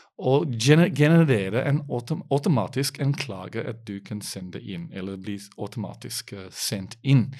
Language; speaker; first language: Norwegian; non-native, fluent; English